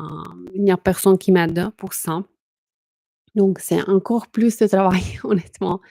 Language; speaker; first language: French; non-native, fluent; Italian